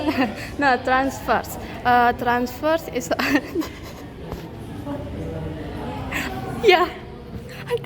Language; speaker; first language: English; non-native, learner; Indonesian